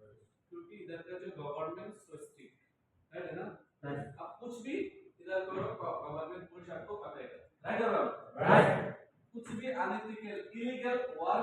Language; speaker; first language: Hindi; non-native, learner; Bangla